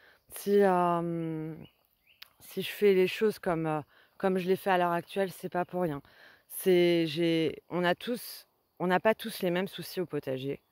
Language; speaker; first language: French; native; French